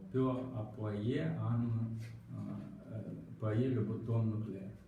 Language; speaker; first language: French; non-native, learner; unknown